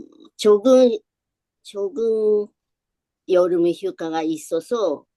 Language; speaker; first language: Korean; non-native, learner; Japanese